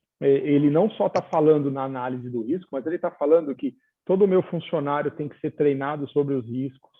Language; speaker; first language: Portuguese; native; Portuguese